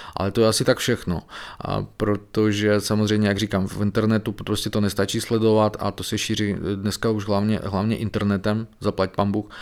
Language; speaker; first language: Czech; non-native, fluent; Belarusian